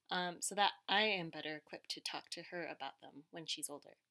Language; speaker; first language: English; early bilingual, other home language; Cantonese